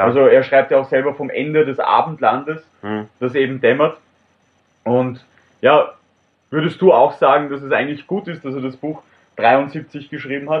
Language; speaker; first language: German; native; German